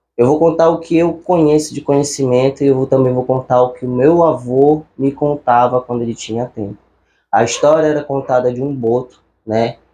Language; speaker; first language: Portuguese; native; Portuguese